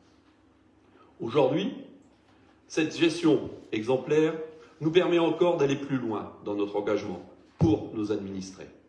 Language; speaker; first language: French; native; French